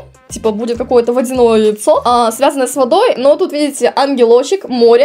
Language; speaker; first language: Russian; native; Russian